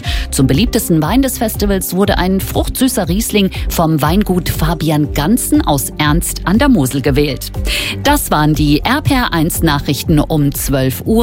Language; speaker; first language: German; native; German